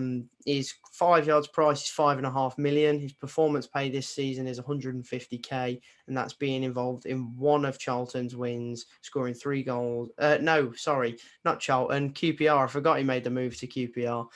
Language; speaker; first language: English; native; English